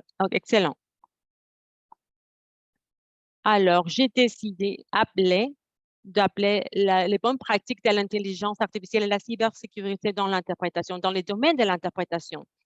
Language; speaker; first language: French; non-native, fluent; Spanish